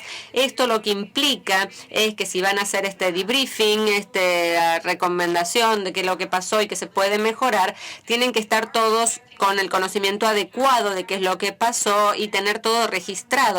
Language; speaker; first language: Spanish; native; Spanish